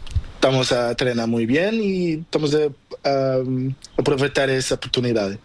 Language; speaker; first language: Spanish; non-native, learner; Portuguese